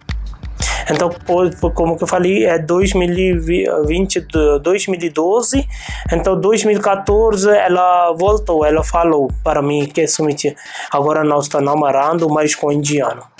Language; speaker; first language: Portuguese; non-native, fluent; Hindi